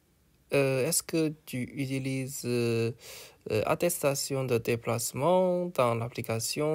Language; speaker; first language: French; non-native, learner; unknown